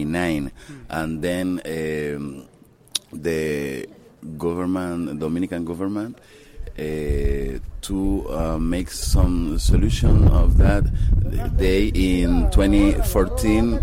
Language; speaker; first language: English; non-native, learner; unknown